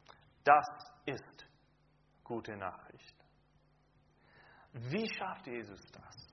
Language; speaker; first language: German; non-native, fluent; English